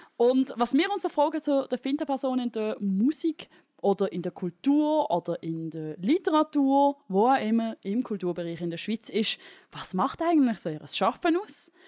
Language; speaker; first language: German; native; German